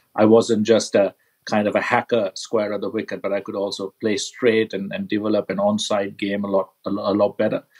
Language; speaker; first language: English; non-native, local second language; Sinhala